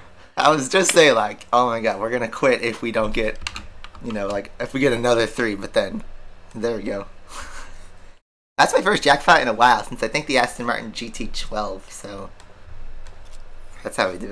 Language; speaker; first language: English; native; English